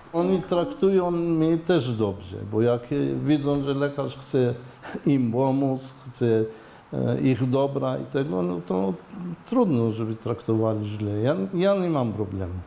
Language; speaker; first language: Polish; non-native, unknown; Arabic